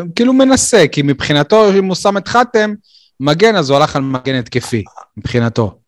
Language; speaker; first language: Hebrew; early bilingual, other home language; Russian